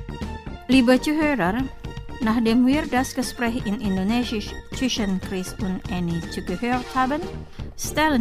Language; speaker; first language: German; non-native, fluent; Indonesian